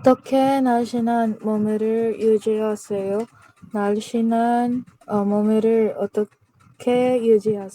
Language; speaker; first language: Korean; non-native, learner; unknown